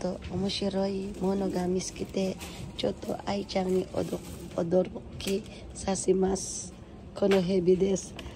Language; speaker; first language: Japanese; non-native, fluent; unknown